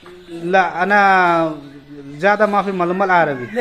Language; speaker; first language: Arabic; non-native, learner; Bangla